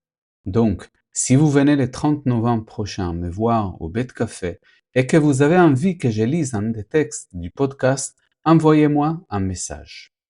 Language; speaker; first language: French; non-native, fluent; Spanish